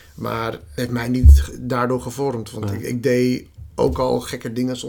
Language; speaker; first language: Dutch; early bilingual, other home language; Somali